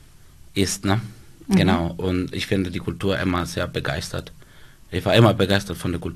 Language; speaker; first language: German; non-native, fluent; Spanish